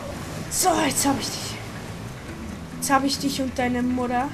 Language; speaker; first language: German; native; German